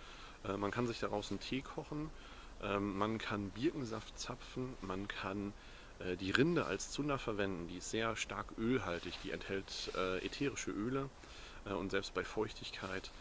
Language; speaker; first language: German; native; German